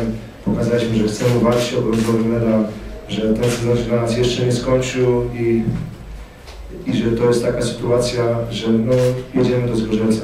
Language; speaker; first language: Polish; native; Polish